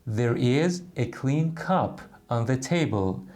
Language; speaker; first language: English; non-native, fluent; Persian